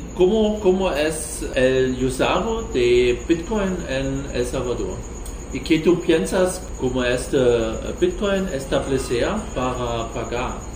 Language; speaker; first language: Spanish; non-native, learner; German